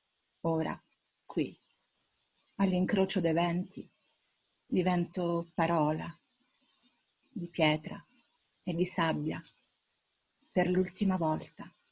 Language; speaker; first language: Italian; native; Italian